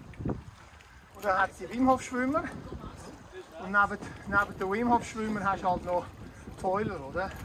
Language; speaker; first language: German; native; German